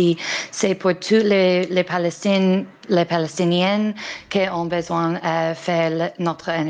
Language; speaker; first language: French; non-native, learner; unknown